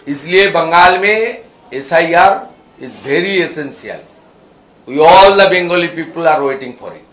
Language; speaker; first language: Hindi; non-native, local second language; Bangla